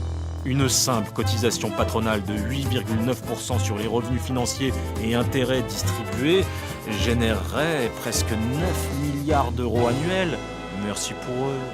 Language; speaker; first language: French; native; French